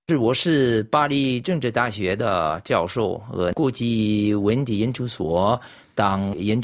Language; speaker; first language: Chinese; non-native, fluent; French